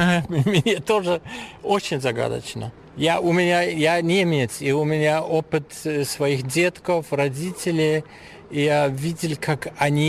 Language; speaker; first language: Russian; non-native, fluent; German